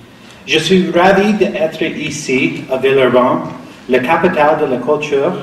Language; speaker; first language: French; non-native, fluent; English